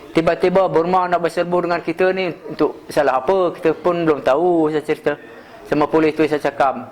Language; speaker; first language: Malay; non-native, local second language; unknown